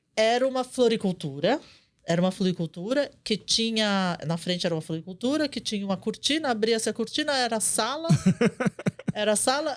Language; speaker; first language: Portuguese; early bilingual, other home language; Korean